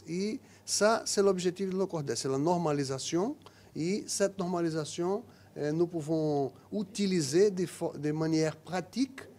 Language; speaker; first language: French; non-native, fluent; Portuguese